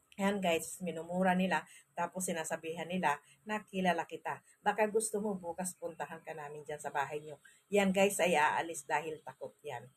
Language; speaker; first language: Filipino; non-native, local second language; Masbatenyo